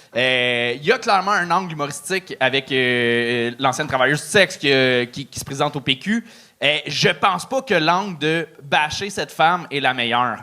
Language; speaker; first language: French; native; French